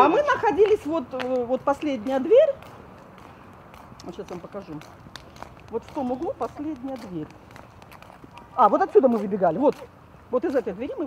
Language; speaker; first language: Russian; native; Russian